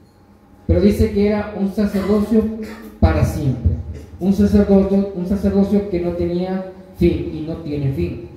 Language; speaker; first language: Spanish; native; Spanish